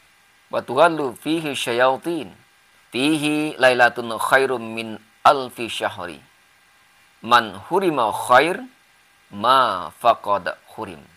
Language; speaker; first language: Indonesian; native; Indonesian